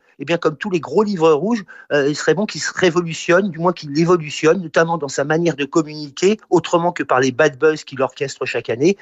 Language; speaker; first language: French; native; French